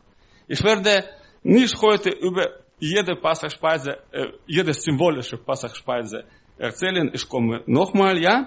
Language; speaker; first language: German; non-native, learner; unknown